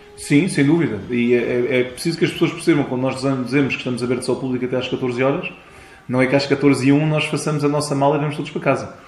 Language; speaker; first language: Portuguese; early bilingual, heritage; Portuguese